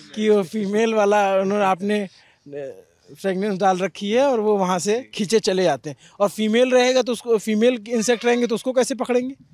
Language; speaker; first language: Hindi; native; Hindi